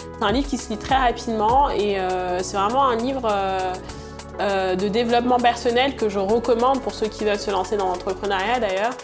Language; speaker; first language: French; early bilingual, other home language; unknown